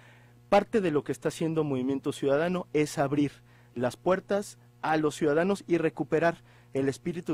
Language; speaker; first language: Spanish; native; Spanish